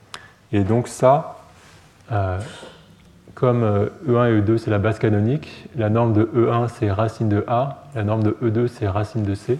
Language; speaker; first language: French; native; French